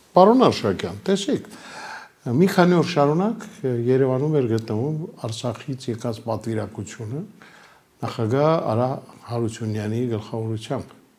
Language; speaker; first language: Armenian; native; Armenian